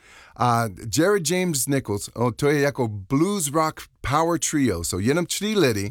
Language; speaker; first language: Czech; non-native, learner; English